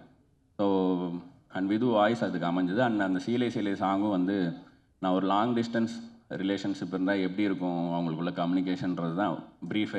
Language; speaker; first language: Tamil; native; Tamil